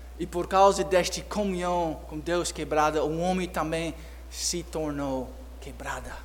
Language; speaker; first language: Portuguese; non-native, fluent; English